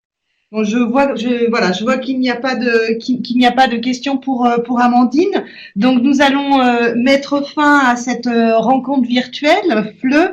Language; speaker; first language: French; native; French